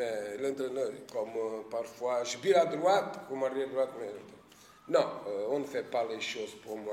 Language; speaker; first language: French; non-native, fluent; Portuguese